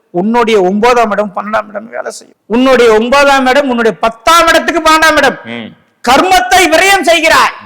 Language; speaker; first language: Tamil; native; Tamil